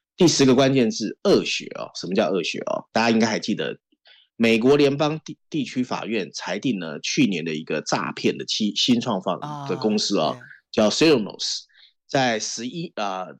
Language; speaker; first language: Chinese; native; Chinese